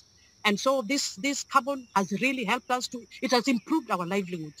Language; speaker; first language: English; non-native, local second language; Luo (Kenya and Tanzania)